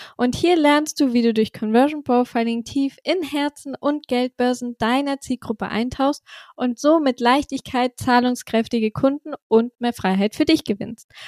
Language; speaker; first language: German; native; German